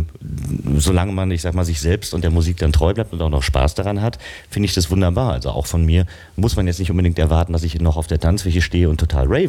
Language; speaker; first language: German; native; German